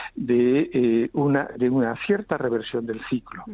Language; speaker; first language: Spanish; native; Spanish